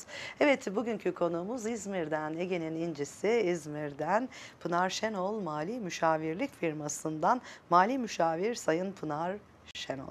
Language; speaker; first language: Turkish; native; Turkish